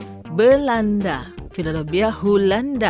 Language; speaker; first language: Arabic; non-native, fluent; Indonesian